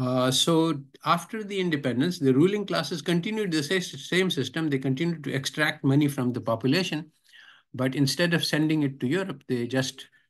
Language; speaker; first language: English; non-native, local second language; Urdu